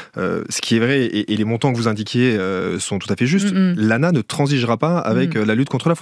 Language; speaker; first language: French; native; French